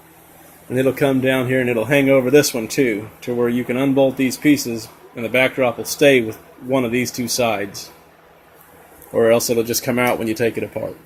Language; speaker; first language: English; native; English